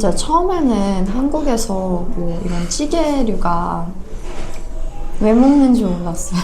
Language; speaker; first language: Korean; non-native, fluent; Persian